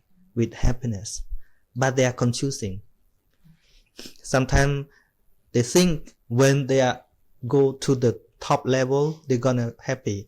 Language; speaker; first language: English; non-native, fluent; Khmer